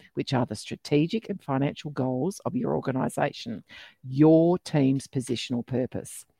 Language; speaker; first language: English; native; English